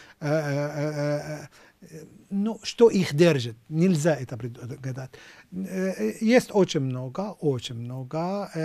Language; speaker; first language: Russian; non-native, fluent; Arabic